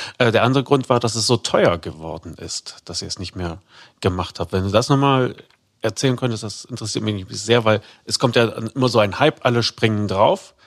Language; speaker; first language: German; native; German